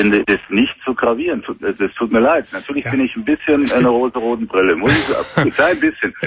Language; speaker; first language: German; native; German